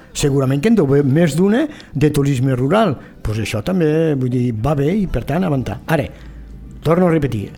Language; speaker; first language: Catalan; native; Catalan